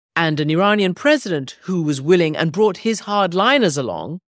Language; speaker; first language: English; early bilingual, other home language; Persian